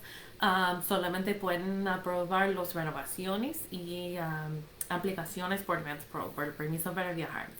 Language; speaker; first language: Spanish; non-native, fluent; English